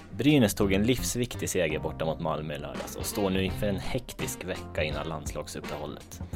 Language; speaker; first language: Swedish; native; Swedish